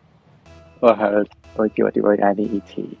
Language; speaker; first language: Welsh; non-native, local second language; English